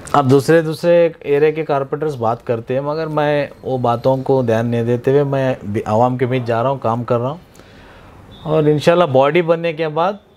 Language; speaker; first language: Hindi; non-native, local second language; Urdu